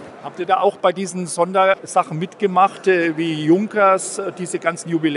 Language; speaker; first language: German; native; German